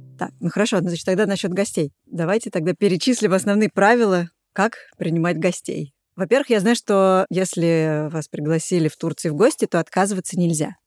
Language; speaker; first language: Russian; native; Russian